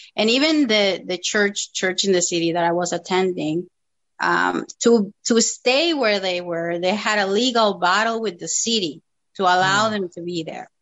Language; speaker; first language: English; non-native, fluent; Spanish